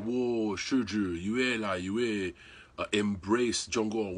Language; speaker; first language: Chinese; non-native, learner; English